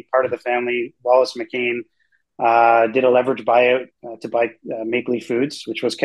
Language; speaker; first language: English; native; English